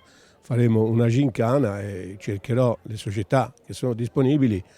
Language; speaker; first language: Italian; native; Italian